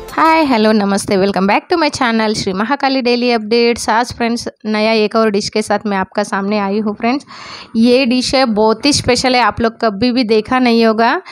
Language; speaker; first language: Hindi; non-native, local second language; Marathi